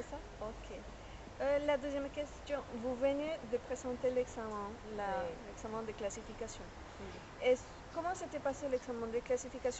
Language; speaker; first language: French; non-native, fluent; Spanish